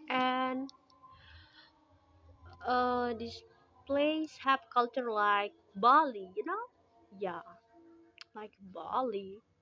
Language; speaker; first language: English; non-native, local second language; Indonesian